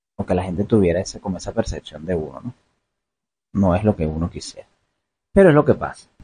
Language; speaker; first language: Spanish; native; Spanish